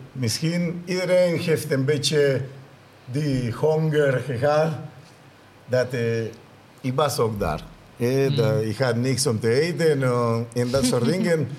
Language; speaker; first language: Dutch; non-native, learner; Spanish